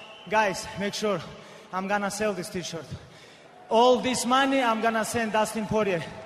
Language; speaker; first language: English; non-native, learner; Avaric